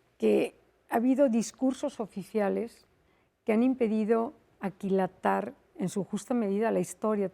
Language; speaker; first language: Spanish; native; Spanish